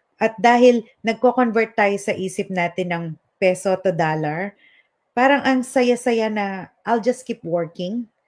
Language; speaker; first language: Filipino; non-native, local second language; Pampanga